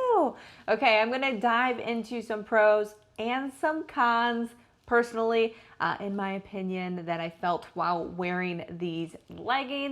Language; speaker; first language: English; native; English